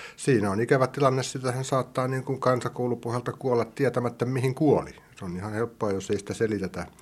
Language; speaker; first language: Finnish; native; Finnish